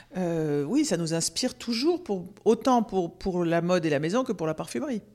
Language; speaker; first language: French; native; French